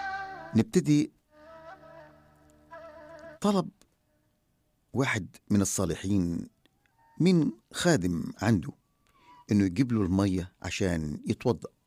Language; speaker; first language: Arabic; native; Arabic